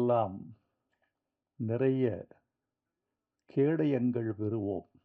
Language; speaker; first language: Tamil; native; Tamil